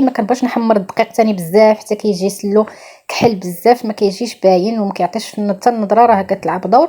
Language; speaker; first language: Arabic; native; Arabic